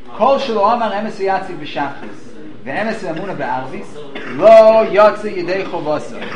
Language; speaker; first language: Hebrew; non-native, fluent; English